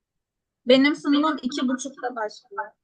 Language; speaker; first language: Turkish; native; Turkish